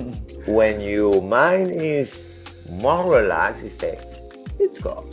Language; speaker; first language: English; non-native, learner; French